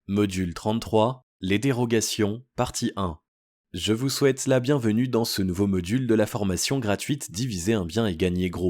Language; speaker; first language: French; native; French